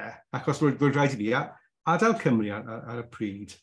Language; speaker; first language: Welsh; non-native, local second language; English